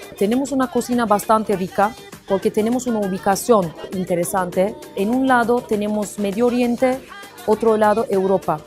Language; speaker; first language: Spanish; non-native, fluent; Turkish